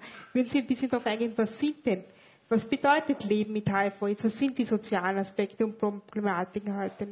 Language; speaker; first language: German; native; German